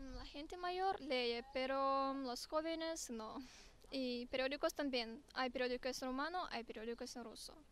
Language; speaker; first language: Spanish; non-native, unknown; Romanian